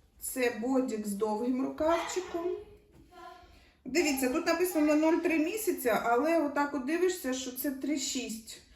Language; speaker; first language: Ukrainian; native; Ukrainian